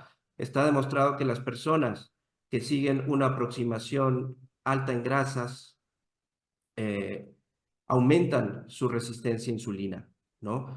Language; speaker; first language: Spanish; native; Spanish